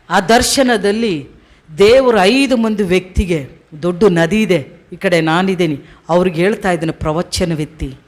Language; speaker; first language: Kannada; non-native, local second language; Telugu